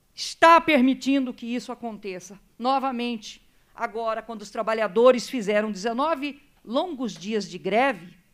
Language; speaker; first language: Portuguese; native; Portuguese